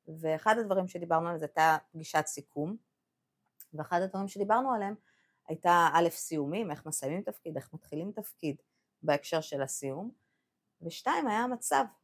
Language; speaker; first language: Hebrew; native; Hebrew